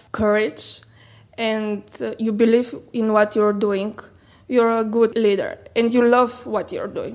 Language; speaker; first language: English; non-native, learner; Bulgarian